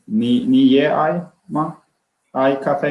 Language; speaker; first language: Chinese; non-native, learner; Swedish